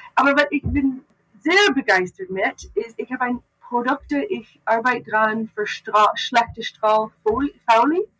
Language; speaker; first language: German; non-native, learner; English